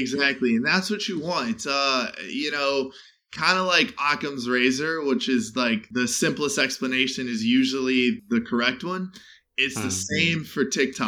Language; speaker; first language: English; native; English